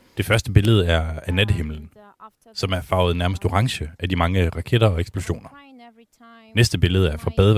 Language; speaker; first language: Danish; native; Danish